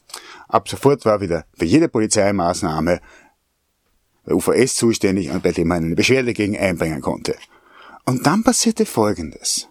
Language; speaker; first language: German; native; German